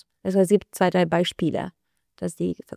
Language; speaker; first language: German; non-native, learner; Albanian